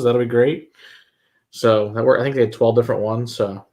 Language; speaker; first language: English; native; English